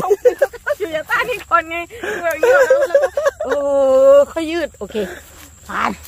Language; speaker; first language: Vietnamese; non-native, learner; Thai